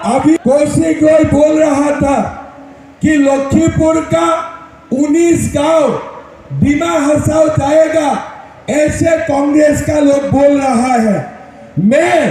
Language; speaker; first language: Hindi; non-native, local second language; Assamese